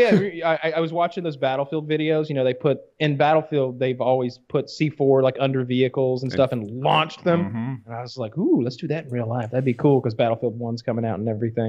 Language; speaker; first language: English; native; English